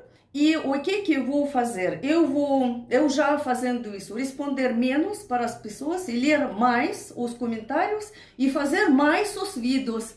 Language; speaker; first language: Portuguese; non-native, learner; Russian